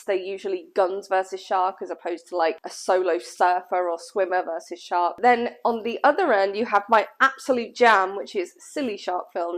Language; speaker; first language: English; native; English